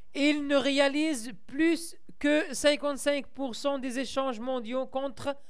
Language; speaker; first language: French; non-native, local second language; Arabic